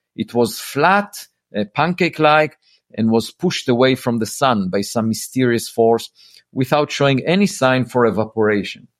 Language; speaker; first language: English; non-native, fluent; Hebrew